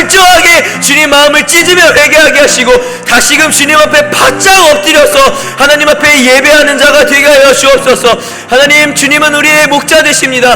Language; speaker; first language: Korean; native; Korean